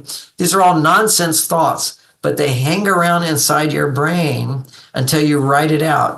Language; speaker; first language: English; native; English